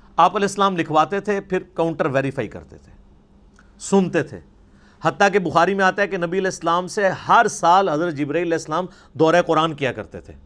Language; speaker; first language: Urdu; non-native, local second language; Punjabi